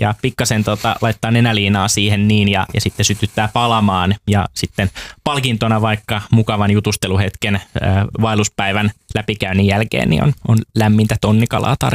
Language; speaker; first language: Finnish; native; Finnish